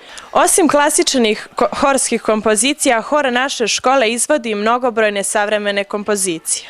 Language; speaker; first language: Bosnian; native; Bosnian